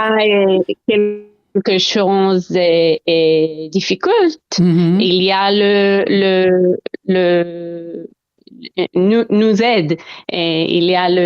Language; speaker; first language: French; non-native, learner; Hebrew